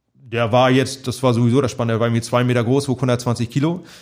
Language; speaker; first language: German; native; German